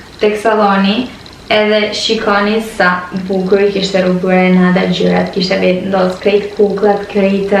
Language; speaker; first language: Albanian; early bilingual, heritage; Albanian